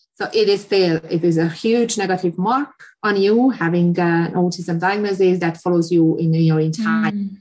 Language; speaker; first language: English; non-native, fluent; Hungarian